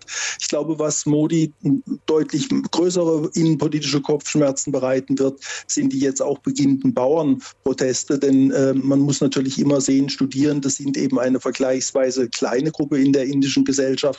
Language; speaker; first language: German; native; German